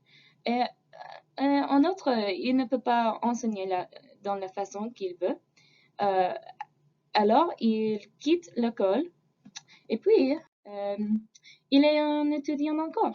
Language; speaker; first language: French; non-native, fluent; English